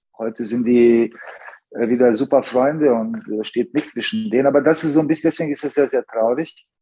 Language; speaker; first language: German; early bilingual, other home language; Serbian